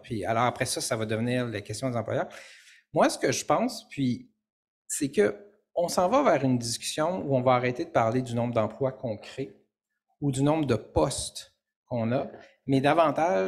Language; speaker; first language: French; native; French